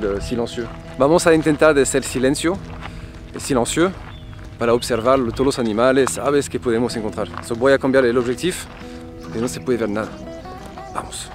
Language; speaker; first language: Spanish; non-native, learner; French